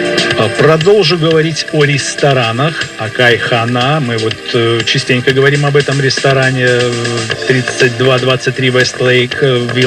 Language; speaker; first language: Russian; native; Russian